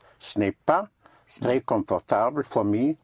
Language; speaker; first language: French; non-native, fluent; English